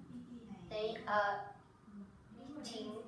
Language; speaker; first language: English; non-native, learner; Vietnamese